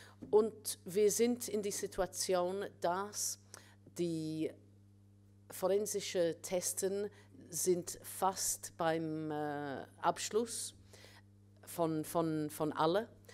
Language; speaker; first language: German; non-native, fluent; English